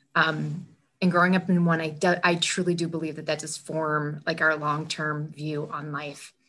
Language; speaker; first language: English; native; English